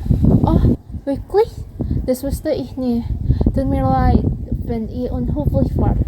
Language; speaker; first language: German; non-native, learner; Indonesian